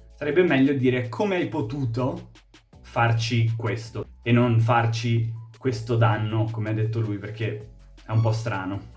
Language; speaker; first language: Italian; native; Italian